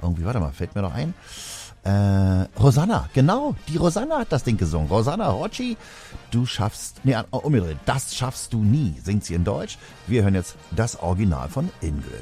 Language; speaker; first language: German; native; German